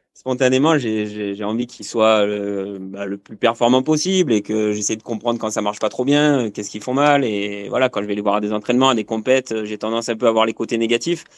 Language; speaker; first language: French; native; French